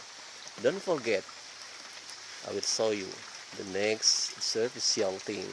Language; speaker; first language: English; non-native, learner; Indonesian